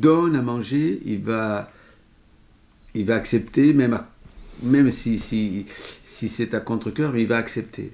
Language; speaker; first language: French; native; French